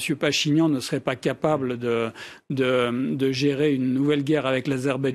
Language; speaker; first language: French; native; French